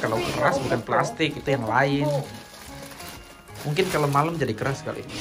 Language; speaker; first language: Indonesian; native; Indonesian